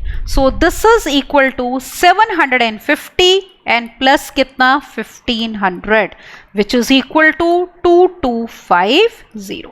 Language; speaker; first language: Hindi; native; Hindi